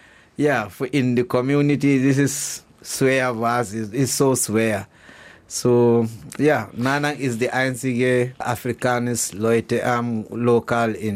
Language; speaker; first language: German; non-native, learner; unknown